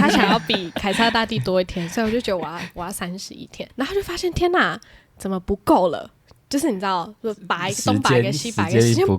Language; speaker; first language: Chinese; native; Chinese